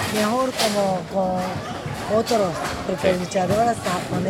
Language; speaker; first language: Spanish; non-native, learner; Japanese